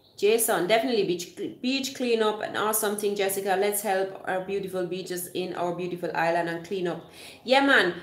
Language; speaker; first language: English; non-native, fluent; Swiss German